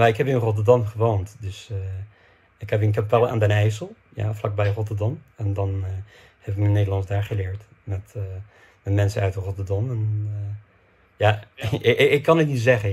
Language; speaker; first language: Dutch; non-native, fluent; English